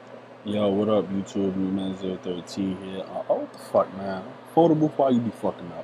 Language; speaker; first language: English; native; English